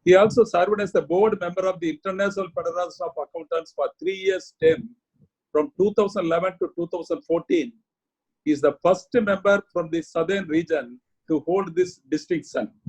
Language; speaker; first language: English; non-native, local second language; Tamil